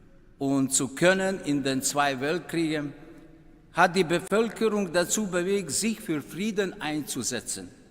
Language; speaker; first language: German; non-native, fluent; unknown